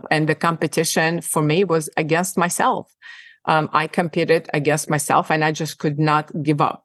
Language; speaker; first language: English; non-native, fluent; Ukrainian